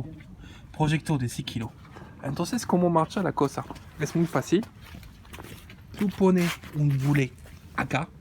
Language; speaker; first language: Spanish; non-native, learner; French